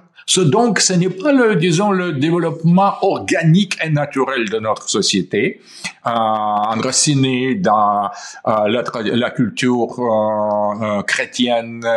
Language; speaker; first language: French; non-native, fluent; Russian